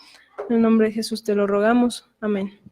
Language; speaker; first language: Spanish; native; Spanish